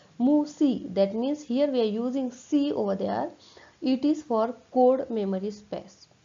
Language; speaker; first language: English; non-native, local second language; Marathi